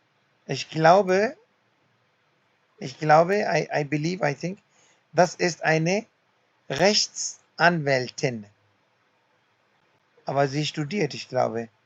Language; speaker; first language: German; non-native, learner; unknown